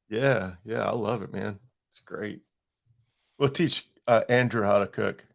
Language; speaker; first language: English; native; English